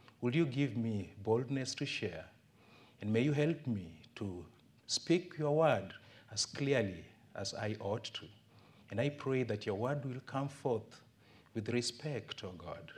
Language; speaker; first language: English; non-native, local second language; Luo (Kenya and Tanzania)